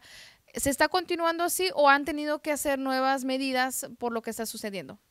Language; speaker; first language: Spanish; native; Spanish